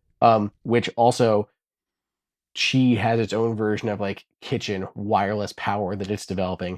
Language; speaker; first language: English; native; English